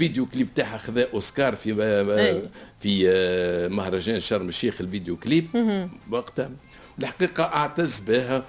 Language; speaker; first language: Arabic; native; Arabic